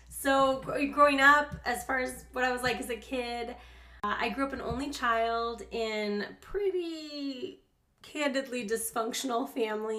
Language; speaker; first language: English; native; English